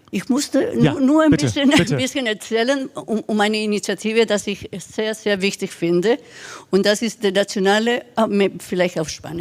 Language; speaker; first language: German; non-native, fluent; Spanish